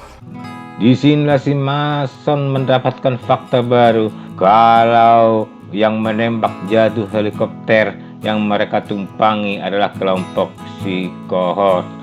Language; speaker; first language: Indonesian; native; Indonesian